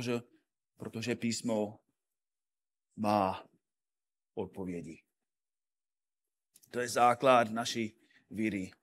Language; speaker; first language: Czech; non-native, fluent; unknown